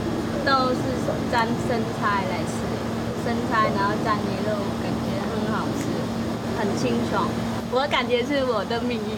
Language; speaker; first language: Chinese; non-native, learner; Vietnamese